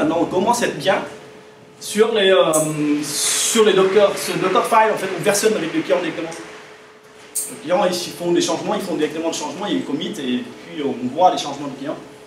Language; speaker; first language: French; native; French